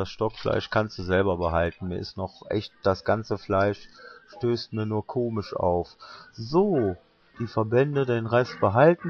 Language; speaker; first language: German; native; German